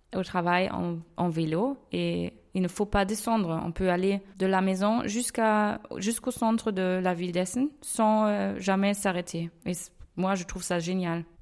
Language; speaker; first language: French; non-native, fluent; German